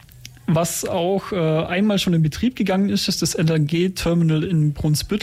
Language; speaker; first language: German; native; German